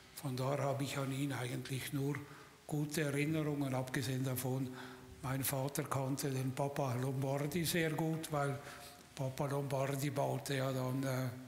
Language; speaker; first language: German; native; German